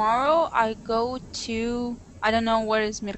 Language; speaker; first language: English; non-native, learner; Russian